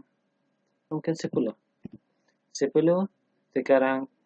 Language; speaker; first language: Indonesian; non-native, learner; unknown